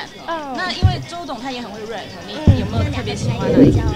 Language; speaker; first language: Chinese; native; Chinese